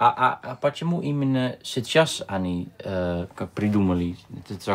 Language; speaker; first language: Russian; non-native, fluent; Dutch